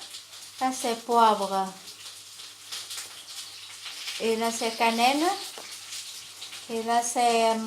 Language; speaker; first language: French; non-native, fluent; Vietnamese